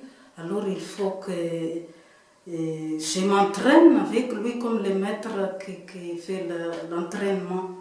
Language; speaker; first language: French; non-native, local second language; Malagasy